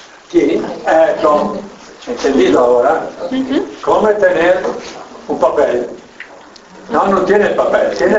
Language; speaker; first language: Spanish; non-native, learner; Italian